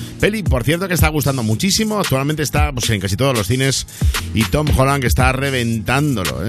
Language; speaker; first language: Spanish; native; Spanish